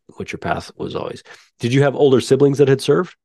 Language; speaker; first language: English; native; English